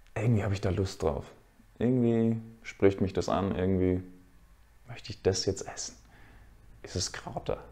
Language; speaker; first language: German; native; German